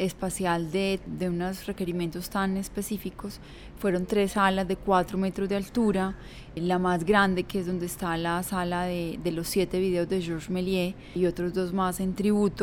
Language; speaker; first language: Spanish; native; Spanish